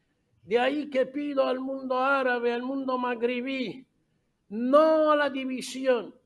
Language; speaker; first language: Spanish; non-native, fluent; Arabic